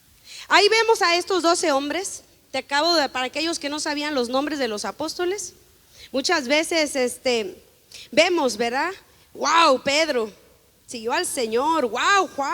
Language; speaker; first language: Spanish; native; Spanish